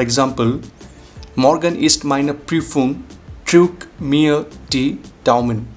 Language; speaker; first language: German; non-native, fluent; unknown